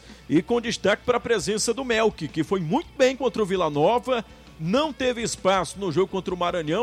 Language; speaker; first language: Portuguese; native; Portuguese